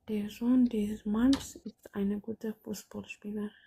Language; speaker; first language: German; non-native, learner; Amharic